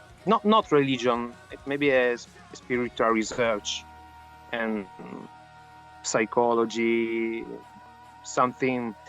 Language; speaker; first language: English; non-native, fluent; Italian